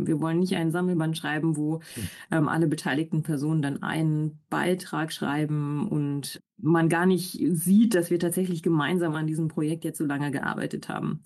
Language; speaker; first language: German; native; German